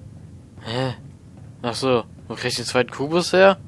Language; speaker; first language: German; native; German